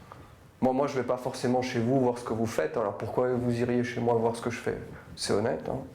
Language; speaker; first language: French; native; French